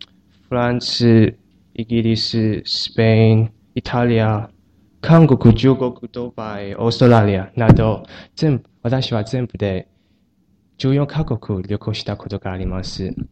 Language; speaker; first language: Japanese; non-native, learner; Chinese